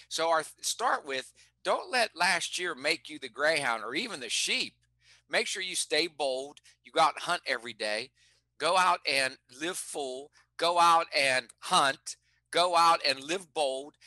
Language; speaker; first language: English; native; English